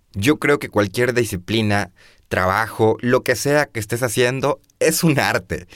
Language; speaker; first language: Spanish; native; Spanish